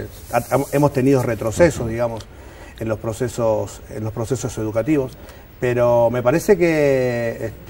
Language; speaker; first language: Spanish; native; Spanish